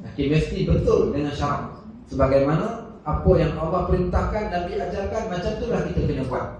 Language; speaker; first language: Malay; native; Malay